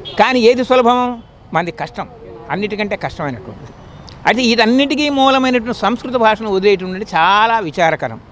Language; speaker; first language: Telugu; native; Telugu